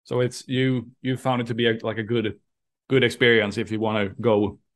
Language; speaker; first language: English; non-native, fluent; Swedish